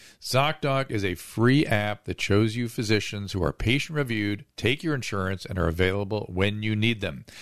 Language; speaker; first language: English; native; English